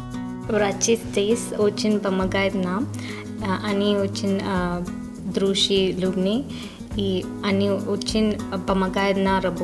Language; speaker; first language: Russian; non-native, learner; Malayalam